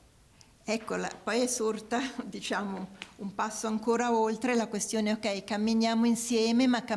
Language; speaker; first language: Italian; native; Italian